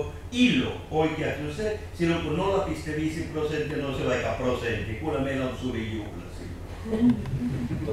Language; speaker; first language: Finnish; non-native, fluent; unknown